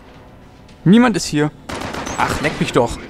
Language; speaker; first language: German; native; German